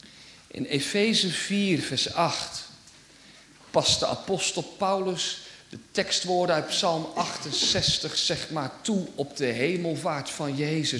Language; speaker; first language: Dutch; native; Dutch